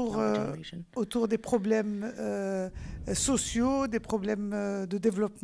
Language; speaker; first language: French; non-native, local second language; Arabic